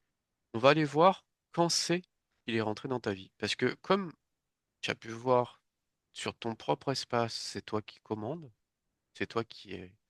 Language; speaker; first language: French; native; French